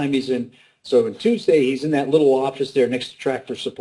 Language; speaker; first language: English; native; English